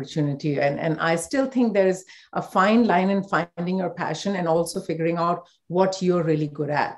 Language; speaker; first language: English; non-native, local second language; Hindi